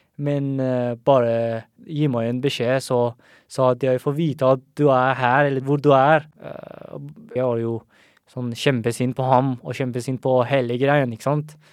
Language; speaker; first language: Norwegian; non-native, fluent; Persian